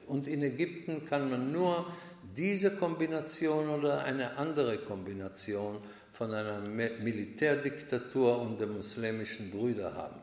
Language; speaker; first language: German; non-native, fluent; Hebrew